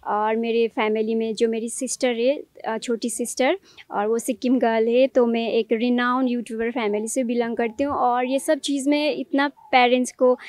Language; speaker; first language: Hindi; non-native, local second language; Nepali